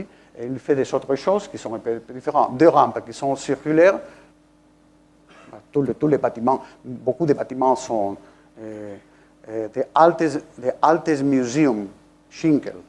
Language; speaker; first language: French; non-native, fluent; Spanish